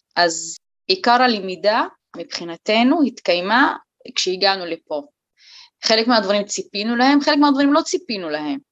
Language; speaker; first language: Hebrew; non-native, local second language; Arabic